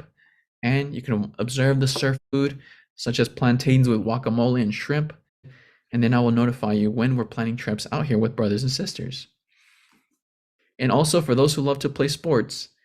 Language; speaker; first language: English; native; English